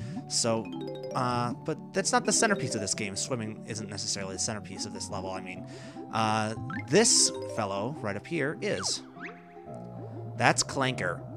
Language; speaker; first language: English; native; English